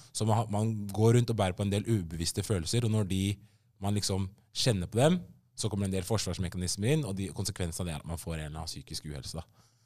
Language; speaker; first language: Norwegian; early bilingual, other home language; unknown